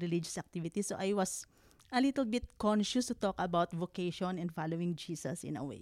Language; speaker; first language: English; non-native, local second language; Hiligaynon